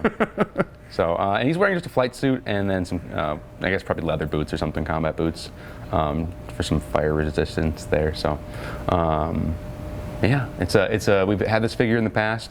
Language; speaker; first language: English; native; English